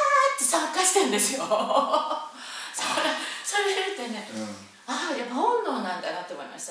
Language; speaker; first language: Japanese; native; Japanese